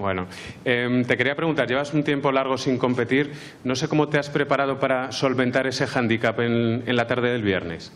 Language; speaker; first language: Spanish; native; Spanish